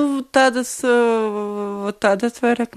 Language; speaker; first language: Latvian; non-native, local second language; Russian